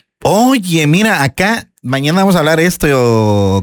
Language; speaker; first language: Spanish; native; Spanish